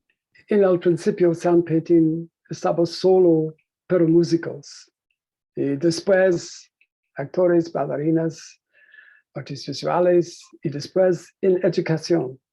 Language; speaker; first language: Spanish; non-native, learner; English